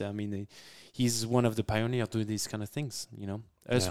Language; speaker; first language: English; non-native, fluent; French